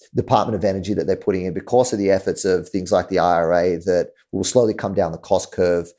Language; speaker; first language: English; native; English